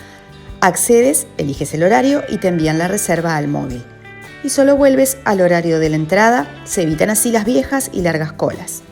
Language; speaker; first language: Spanish; native; Spanish